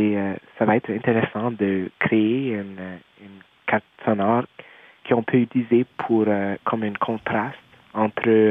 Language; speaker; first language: French; non-native, local second language; English